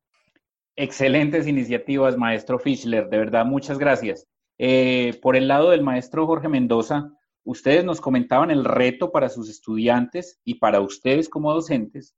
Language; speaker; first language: Spanish; native; Spanish